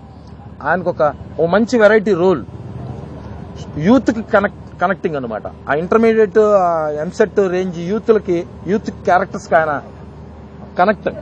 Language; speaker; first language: Telugu; native; Telugu